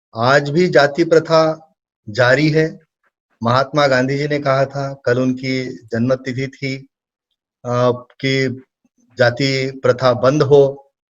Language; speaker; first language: Hindi; non-native, local second language; Marathi